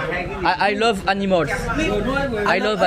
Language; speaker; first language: English; non-native, learner; French